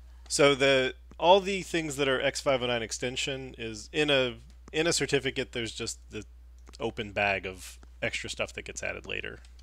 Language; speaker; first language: English; native; English